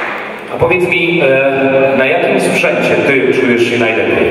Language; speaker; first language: Polish; native; Polish